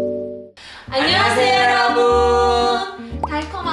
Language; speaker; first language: Korean; non-native, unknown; Russian